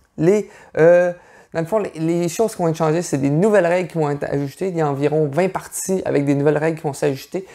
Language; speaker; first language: French; native; French